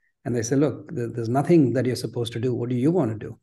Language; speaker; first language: English; non-native, local second language; Gujarati